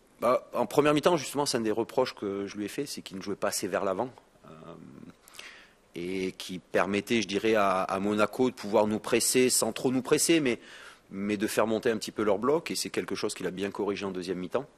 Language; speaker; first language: French; native; French